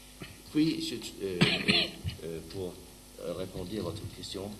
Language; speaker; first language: French; non-native, learner; Danish